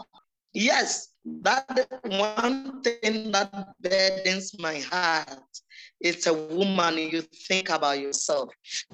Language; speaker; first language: English; non-native, local second language; Akan